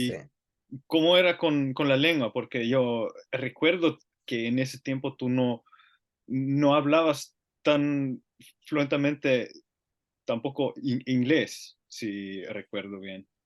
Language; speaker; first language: Spanish; non-native, learner; Finnish